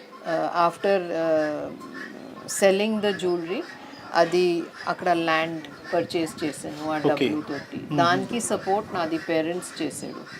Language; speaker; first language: Telugu; non-native, fluent; Hindi